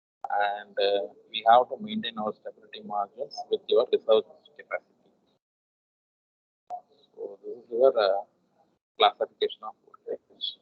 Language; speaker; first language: English; non-native, local second language; Tamil